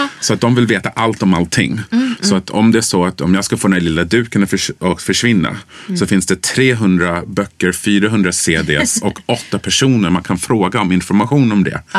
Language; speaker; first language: Swedish; early bilingual, other home language; English